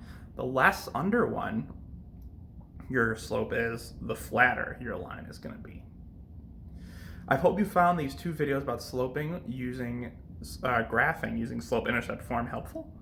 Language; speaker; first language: English; native; English